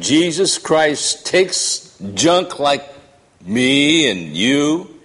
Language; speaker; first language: English; native; English